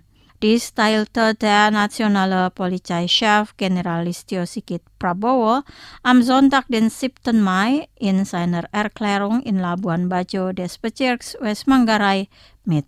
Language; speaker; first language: German; non-native, fluent; Indonesian